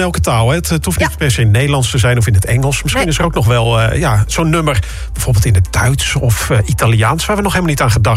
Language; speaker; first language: Dutch; native; Dutch